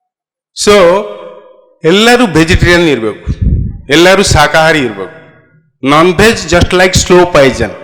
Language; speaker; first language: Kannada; non-native, local second language; Odia